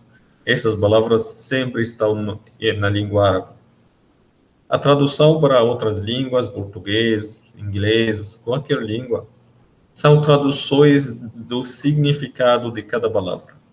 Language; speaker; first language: Portuguese; non-native, learner; Arabic